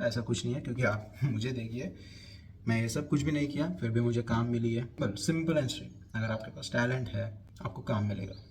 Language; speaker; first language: Hindi; non-native, local second language; Telugu